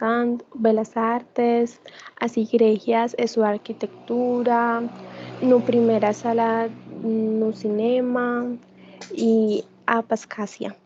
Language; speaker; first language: Portuguese; non-native, learner; Spanish